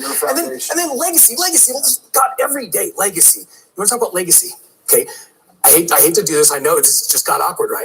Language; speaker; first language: English; native; English